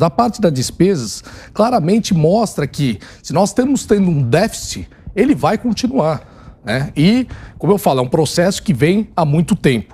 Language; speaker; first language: Portuguese; native; Portuguese